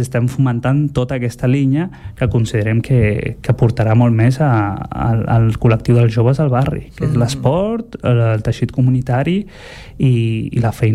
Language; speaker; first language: Catalan; non-native, fluent; Berber languages